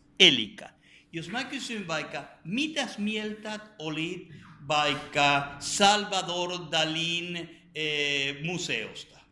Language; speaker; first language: Finnish; non-native, fluent; Spanish